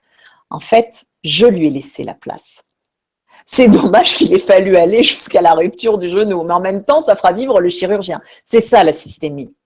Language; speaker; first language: French; native; French